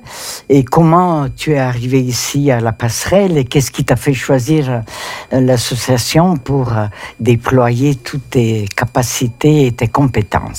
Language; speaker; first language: French; native; French